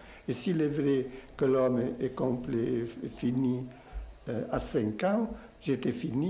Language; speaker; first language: French; non-native, local second language; Occitan